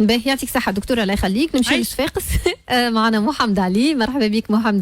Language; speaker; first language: Arabic; native; Arabic